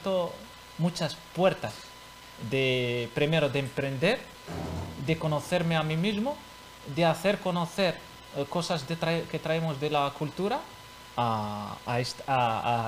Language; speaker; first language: Spanish; non-native, fluent; Arabic